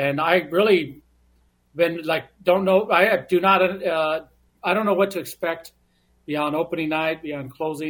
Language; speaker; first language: English; native; English